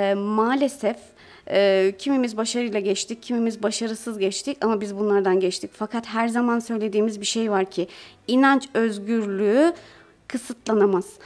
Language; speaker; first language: Turkish; native; Turkish